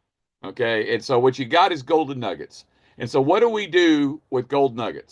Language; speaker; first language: English; native; English